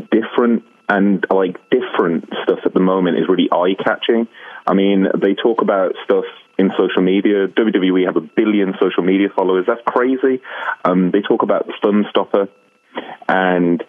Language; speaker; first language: English; native; English